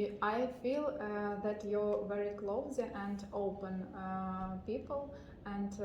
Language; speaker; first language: English; non-native, learner; Ukrainian